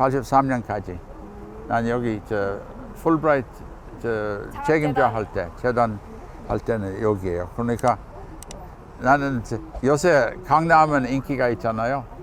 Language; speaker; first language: Korean; non-native, fluent; English